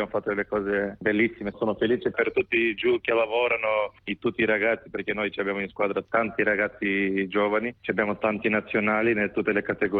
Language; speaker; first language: Italian; non-native, fluent; Macedonian